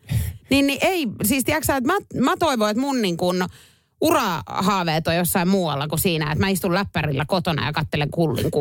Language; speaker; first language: Finnish; native; Finnish